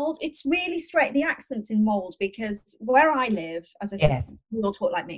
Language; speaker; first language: English; native; English